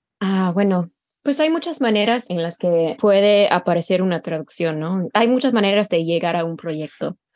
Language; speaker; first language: Spanish; non-native, fluent; English